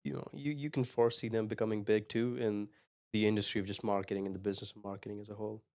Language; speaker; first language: English; native; English